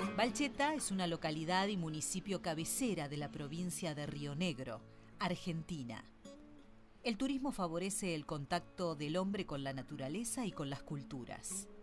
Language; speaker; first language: Spanish; native; Spanish